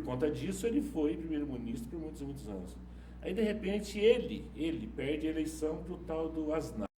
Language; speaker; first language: Portuguese; native; Portuguese